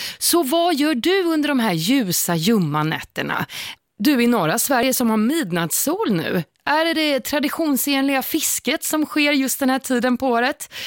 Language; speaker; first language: Swedish; native; Swedish